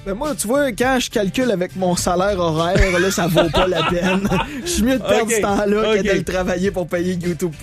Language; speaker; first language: French; native; French